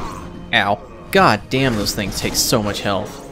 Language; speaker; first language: English; native; English